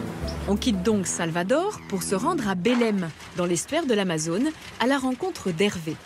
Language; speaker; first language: French; native; French